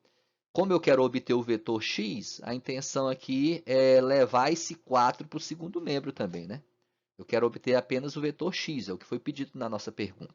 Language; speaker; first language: Portuguese; native; Portuguese